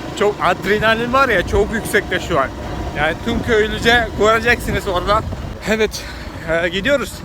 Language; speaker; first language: Turkish; non-native, fluent; Malayalam